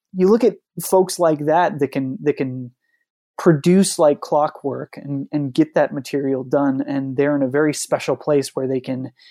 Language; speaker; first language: English; native; English